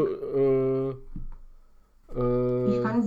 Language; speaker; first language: German; non-native, fluent; Romanian